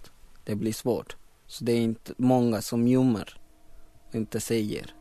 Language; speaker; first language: Swedish; non-native, learner; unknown